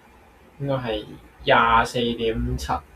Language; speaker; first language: Cantonese; native; Cantonese